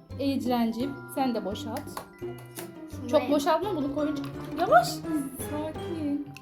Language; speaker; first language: Turkish; native; Turkish